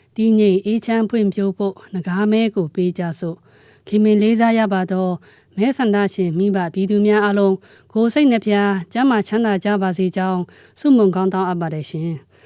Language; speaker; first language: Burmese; non-native, local second language; Pa'o Karen